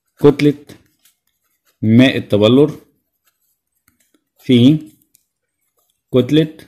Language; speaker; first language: Arabic; native; Arabic